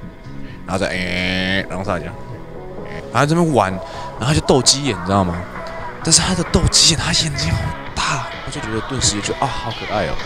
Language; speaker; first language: Chinese; native; Chinese